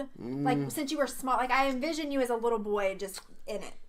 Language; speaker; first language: English; native; English